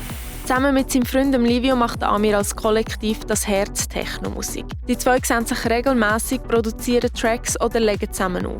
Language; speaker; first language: German; native; German